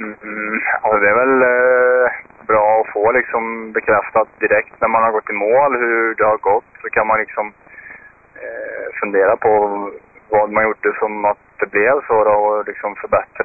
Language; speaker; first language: Swedish; native; Swedish